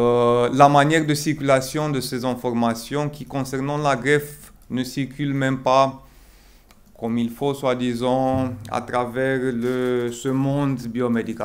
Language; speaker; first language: French; non-native, fluent; Romanian